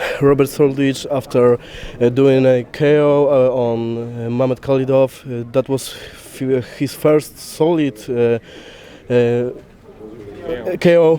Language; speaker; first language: English; non-native, fluent; Polish